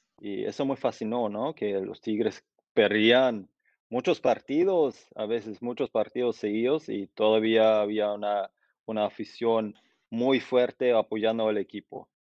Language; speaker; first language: Spanish; non-native, fluent; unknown